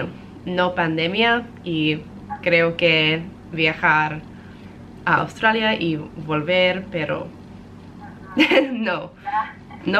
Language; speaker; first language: Spanish; non-native, learner; English